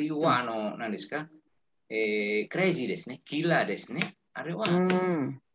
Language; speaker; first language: Japanese; native; Japanese